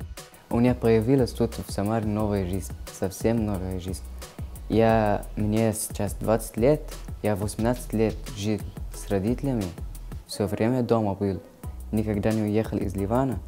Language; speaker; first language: Russian; non-native, learner; Arabic